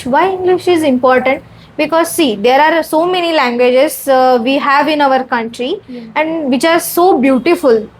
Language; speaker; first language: English; non-native, learner; Marathi